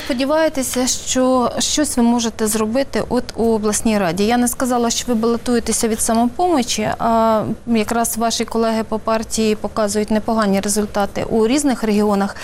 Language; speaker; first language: Ukrainian; native; Ukrainian